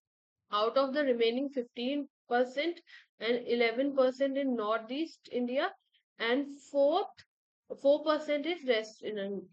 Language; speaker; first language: English; non-native, local second language; Hindi